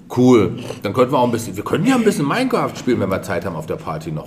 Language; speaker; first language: German; native; German